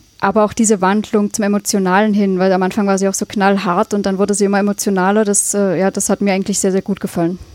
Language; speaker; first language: German; native; German